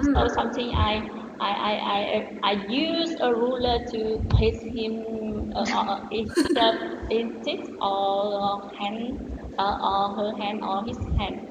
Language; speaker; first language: English; non-native, learner; Vietnamese